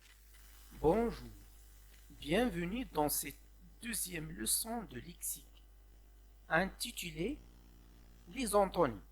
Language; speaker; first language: French; non-native, local second language; Arabic